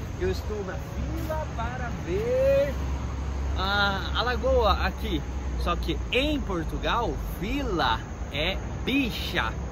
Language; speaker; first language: Portuguese; native; Portuguese